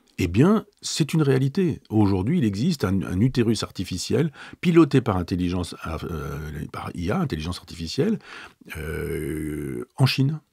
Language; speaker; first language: French; native; French